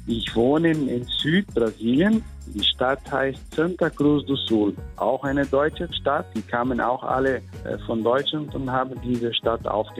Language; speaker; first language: German; early bilingual, heritage; German